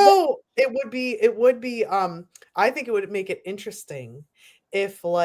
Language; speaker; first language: English; native; English